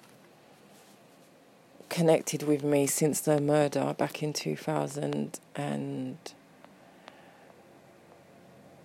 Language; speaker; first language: English; native; English